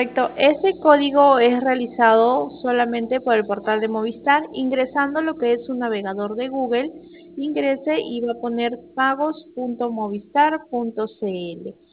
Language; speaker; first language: Spanish; native; Spanish